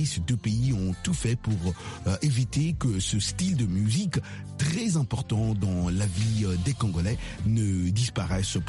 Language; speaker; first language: French; non-native, local second language; Lingala